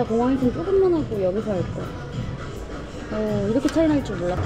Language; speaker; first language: Korean; native; Korean